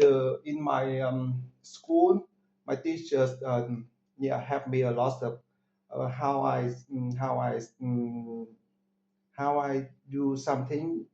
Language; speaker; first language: English; non-native, learner; Vietnamese